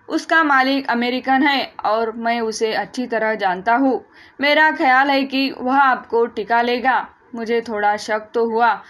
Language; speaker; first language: Hindi; non-native, local second language; Marathi